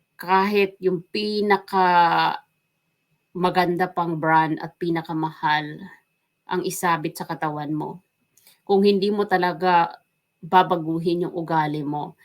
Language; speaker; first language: Filipino; non-native, local second language; Waray